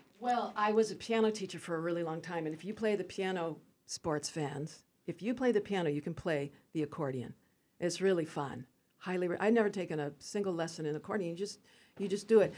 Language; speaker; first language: English; early bilingual, other home language; French